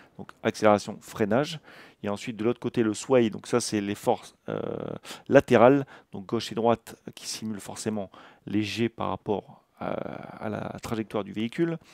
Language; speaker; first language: French; native; French